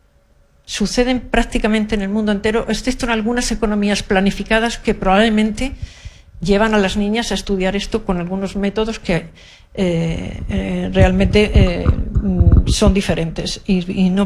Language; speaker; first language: Spanish; native; Spanish